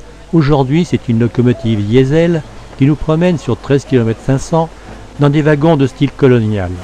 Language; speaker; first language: French; native; French